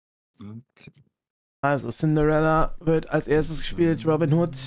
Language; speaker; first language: German; native; German